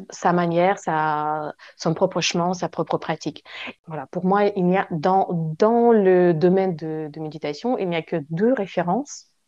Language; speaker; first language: French; non-native, fluent; Russian